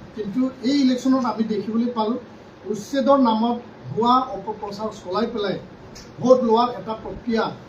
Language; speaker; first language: Assamese; non-native, local second language; Bodo